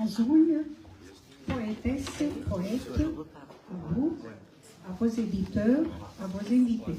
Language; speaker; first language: French; non-native, fluent; Romanian